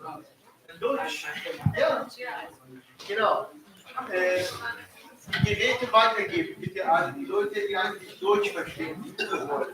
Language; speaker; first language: German; non-native, fluent; Arabic